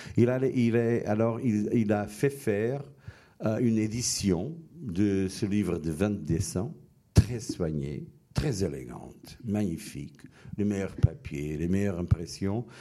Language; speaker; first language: French; non-native, fluent; Portuguese